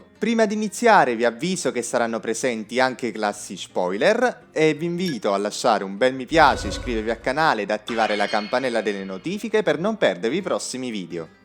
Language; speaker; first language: Italian; native; Italian